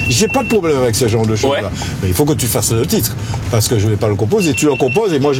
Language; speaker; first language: French; native; French